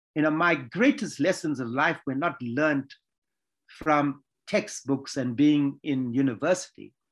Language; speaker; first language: English; native; English